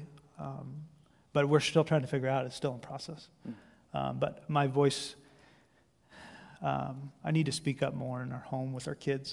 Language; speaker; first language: English; native; English